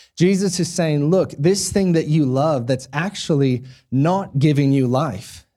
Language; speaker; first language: English; native; English